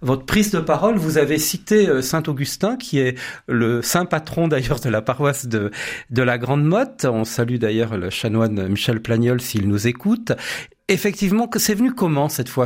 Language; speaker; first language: French; native; French